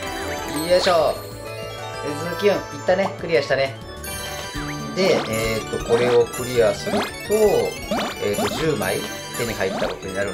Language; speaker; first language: Japanese; native; Japanese